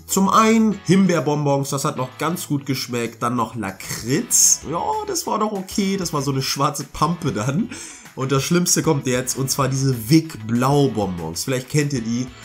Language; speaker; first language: German; early bilingual, heritage; German